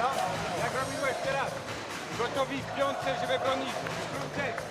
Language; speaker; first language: Polish; non-native, fluent; French